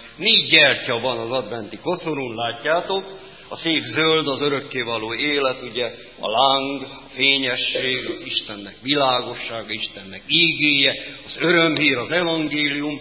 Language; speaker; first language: Hungarian; native; Hungarian